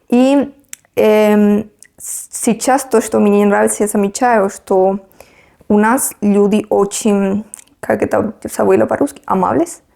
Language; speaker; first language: Russian; non-native, fluent; Spanish